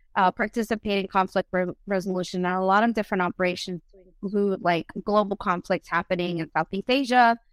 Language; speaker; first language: English; early bilingual, other home language; Spanish